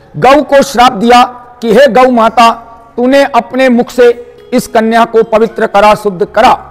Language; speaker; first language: Hindi; non-native, local second language; Marathi